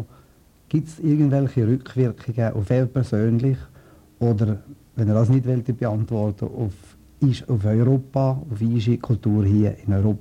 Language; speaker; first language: German; native; German